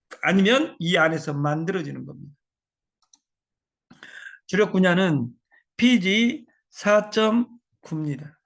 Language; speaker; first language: Korean; native; Korean